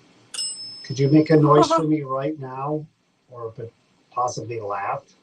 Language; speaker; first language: English; native; English